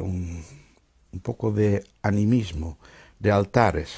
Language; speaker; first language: Spanish; non-native, fluent; Dutch